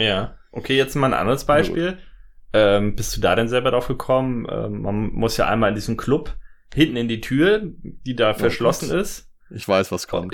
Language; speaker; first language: German; native; German